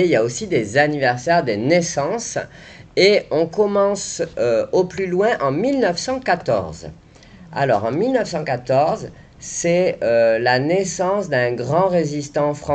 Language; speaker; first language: French; native; French